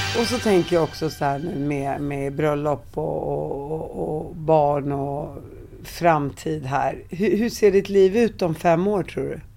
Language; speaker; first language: Swedish; early bilingual, other home language; Arabic